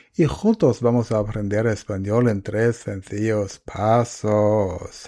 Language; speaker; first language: Spanish; non-native, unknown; German